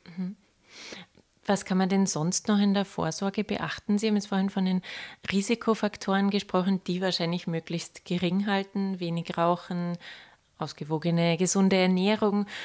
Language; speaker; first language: German; native; German